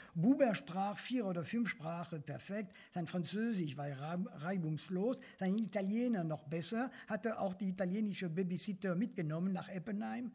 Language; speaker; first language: German; non-native, fluent; French